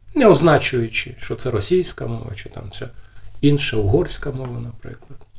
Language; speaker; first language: Ukrainian; native; Ukrainian